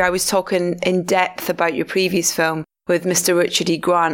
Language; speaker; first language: English; native; English